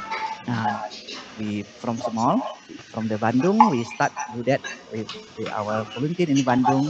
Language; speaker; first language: English; non-native, learner; Indonesian